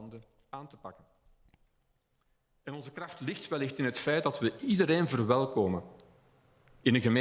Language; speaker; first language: Dutch; native; Dutch